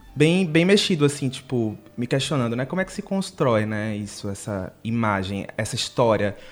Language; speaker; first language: Portuguese; native; Portuguese